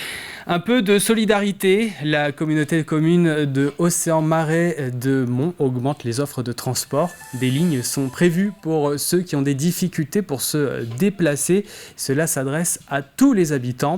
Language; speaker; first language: French; native; French